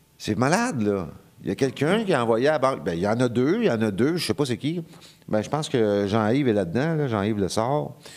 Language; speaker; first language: French; native; French